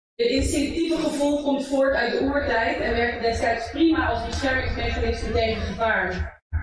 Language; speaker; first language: Dutch; early bilingual, other home language; English